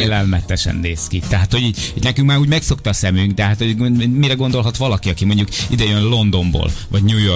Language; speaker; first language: Hungarian; native; Hungarian